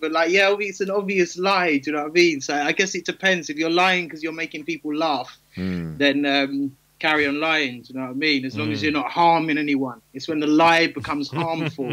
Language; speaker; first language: English; native; English